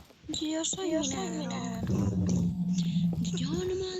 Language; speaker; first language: Spanish; non-native, local second language; Catalan